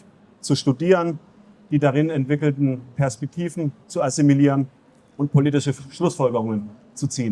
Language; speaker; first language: German; native; German